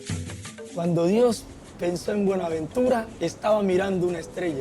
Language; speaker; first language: Spanish; native; Spanish